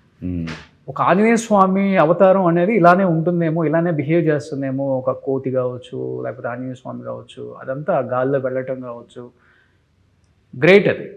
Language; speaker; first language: Telugu; native; Telugu